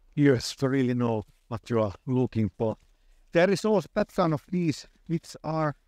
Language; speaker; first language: English; non-native, fluent; Finnish